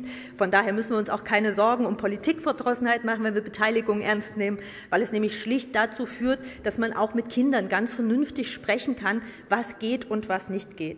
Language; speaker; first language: German; native; German